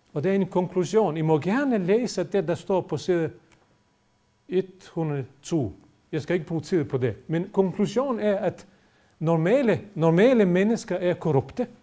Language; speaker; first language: Danish; non-native, fluent; Bosnian